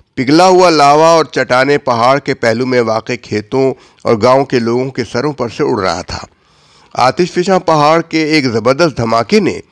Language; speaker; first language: Urdu; native; Urdu